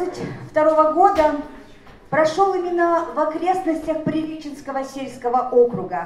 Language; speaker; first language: Russian; native; Russian